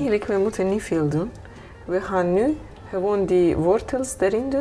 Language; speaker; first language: Dutch; non-native, fluent; Persian